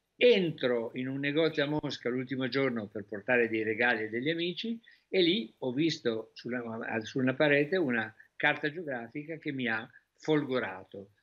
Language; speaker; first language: Italian; native; Italian